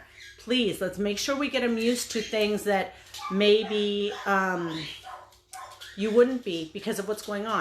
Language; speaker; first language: English; native; English